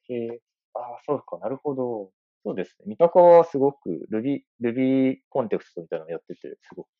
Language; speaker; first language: Japanese; native; Japanese